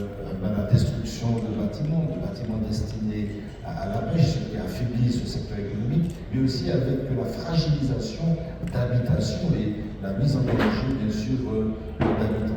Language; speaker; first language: French; native; French